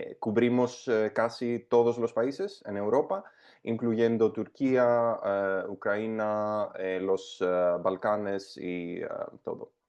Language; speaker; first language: Spanish; non-native, fluent; Greek